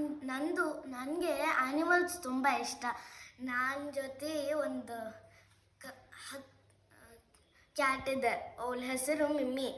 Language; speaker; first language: Kannada; non-native, local second language; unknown